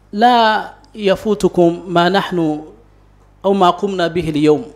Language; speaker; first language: Arabic; non-native, fluent; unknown